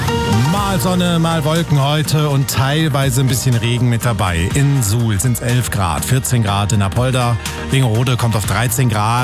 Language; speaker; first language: German; native; German